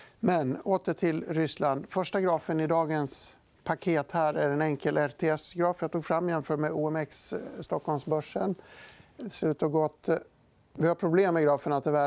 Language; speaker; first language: Swedish; native; Swedish